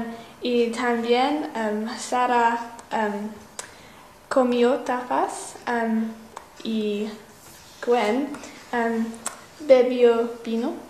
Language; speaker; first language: Spanish; non-native, learner; English